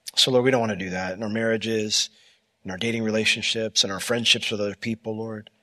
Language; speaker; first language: English; native; English